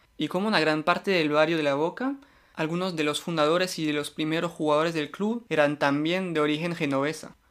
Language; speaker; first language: Spanish; non-native, fluent; French